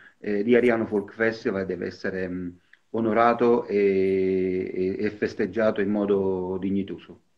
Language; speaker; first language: Italian; native; Italian